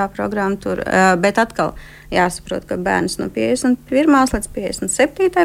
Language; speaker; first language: Latvian; native; Latvian